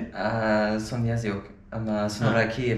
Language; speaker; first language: Turkish; non-native, learner; French